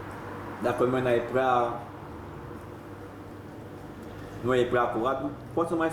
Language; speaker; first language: Romanian; non-native, fluent; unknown